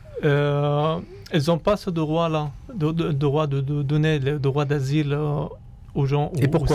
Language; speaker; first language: French; non-native, fluent; Arabic